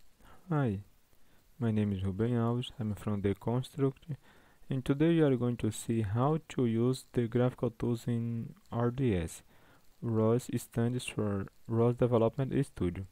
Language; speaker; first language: English; non-native, fluent; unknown